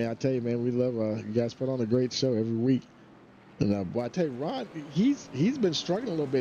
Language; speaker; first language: English; native; English